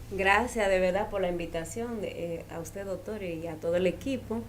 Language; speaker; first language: Spanish; native; Spanish